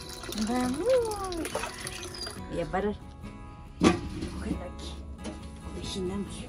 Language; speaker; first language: Spanish; non-native, local second language; Quechua